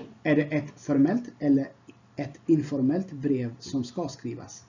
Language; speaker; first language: Swedish; non-native, fluent; Tigrinya